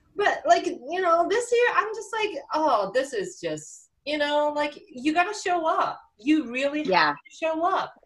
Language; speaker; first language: English; non-native, fluent; Japanese